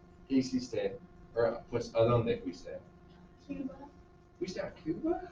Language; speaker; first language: Spanish; non-native, fluent; English